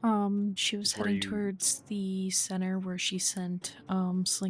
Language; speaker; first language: English; native; English